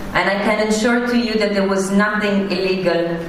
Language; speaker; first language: English; non-native, fluent; Italian